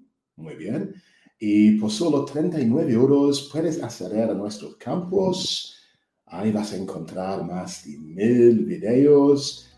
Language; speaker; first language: Spanish; non-native, fluent; English